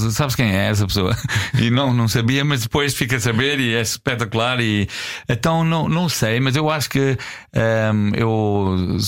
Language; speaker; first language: Portuguese; non-native, fluent; English